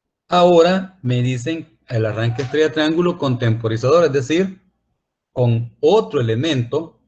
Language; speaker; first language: Spanish; native; Spanish